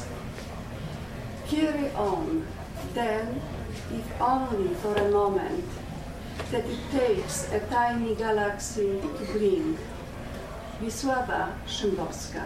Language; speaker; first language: English; non-native, fluent; Polish